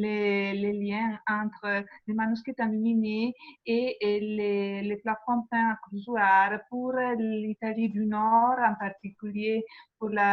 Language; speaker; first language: French; non-native, fluent; Italian